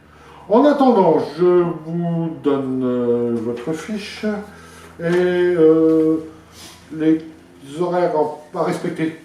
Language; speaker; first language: French; native; French